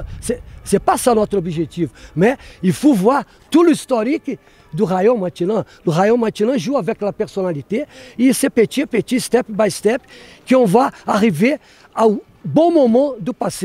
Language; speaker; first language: French; non-native, learner; Portuguese